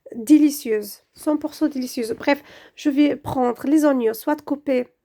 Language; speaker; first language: French; non-native, local second language; Arabic